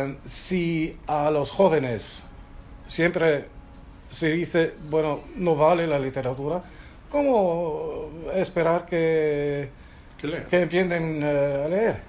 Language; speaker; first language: Spanish; non-native, fluent; German